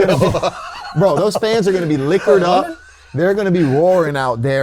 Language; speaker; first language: English; native; English